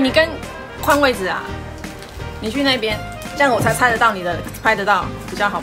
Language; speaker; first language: Chinese; native; Chinese